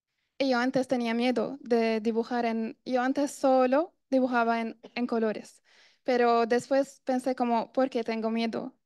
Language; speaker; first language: Spanish; non-native, fluent; Arabic